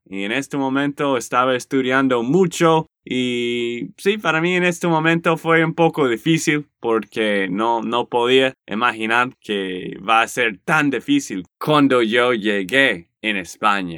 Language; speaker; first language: Spanish; non-native, learner; English